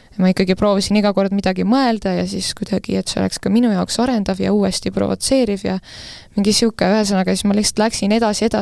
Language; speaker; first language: Estonian; non-native, local second language; Russian